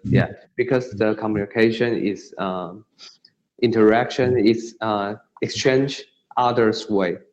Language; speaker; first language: English; non-native, learner; Chinese